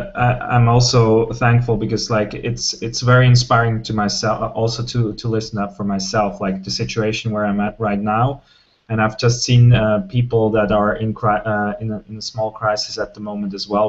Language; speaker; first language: English; non-native, fluent; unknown